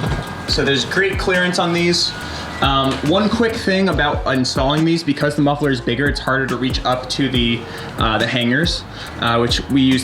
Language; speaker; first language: English; native; English